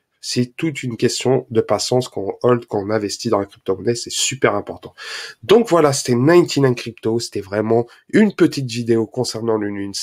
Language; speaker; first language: French; native; French